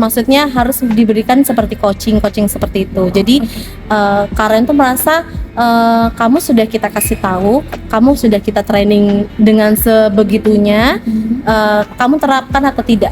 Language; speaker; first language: Indonesian; native; Indonesian